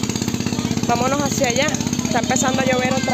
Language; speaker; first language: Spanish; native; Spanish